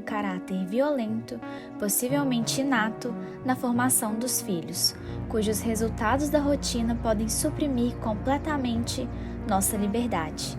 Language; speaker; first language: Portuguese; native; Portuguese